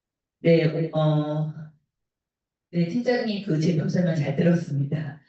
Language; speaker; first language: Korean; native; Korean